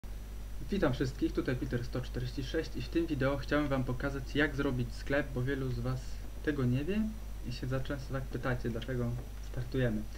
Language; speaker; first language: Polish; native; Polish